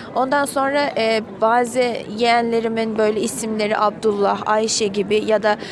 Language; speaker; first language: Turkish; non-native, fluent; Uyghur